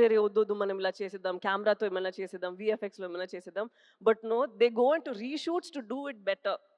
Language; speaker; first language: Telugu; non-native, fluent; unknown